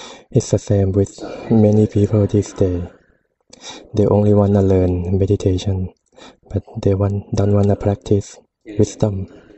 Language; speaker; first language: English; non-native, fluent; Thai